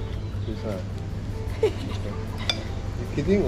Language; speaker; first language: English; non-native, learner; Korean